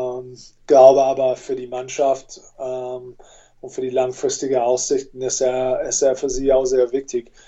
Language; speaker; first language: German; non-native, fluent; English